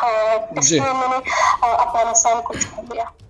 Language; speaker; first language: Hindi; non-native, learner; Persian